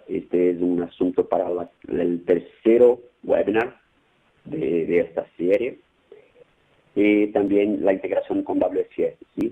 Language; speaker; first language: Spanish; non-native, fluent; Portuguese